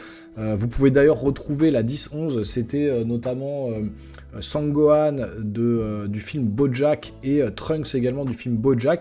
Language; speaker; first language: French; native; French